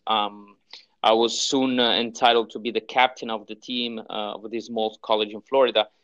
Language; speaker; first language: English; non-native, fluent; Italian